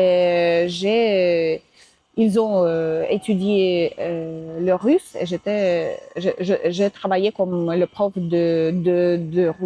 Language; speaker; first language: French; non-native, fluent; Russian